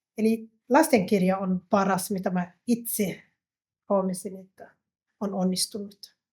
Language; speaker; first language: Finnish; non-native, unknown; Somali